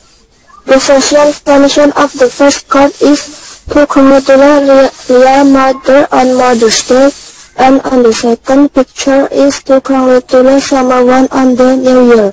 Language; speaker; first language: English; non-native, local second language; Indonesian